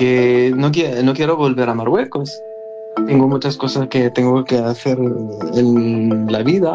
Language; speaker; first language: Spanish; non-native, learner; Arabic